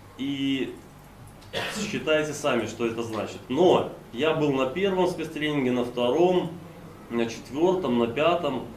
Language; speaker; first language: Russian; native; Russian